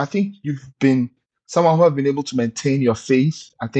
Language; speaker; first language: English; non-native, local second language; Akan